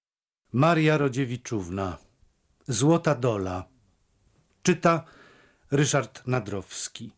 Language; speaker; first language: Polish; native; Polish